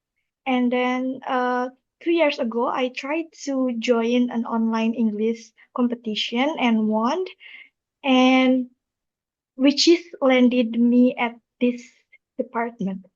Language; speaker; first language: English; non-native, learner; Indonesian